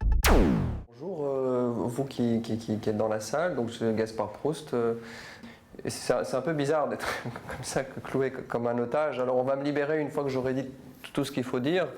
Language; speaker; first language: French; native; French